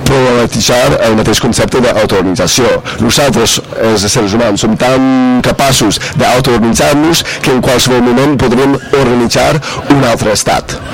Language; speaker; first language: Catalan; non-native, fluent; English